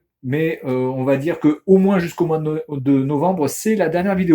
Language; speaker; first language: French; native; French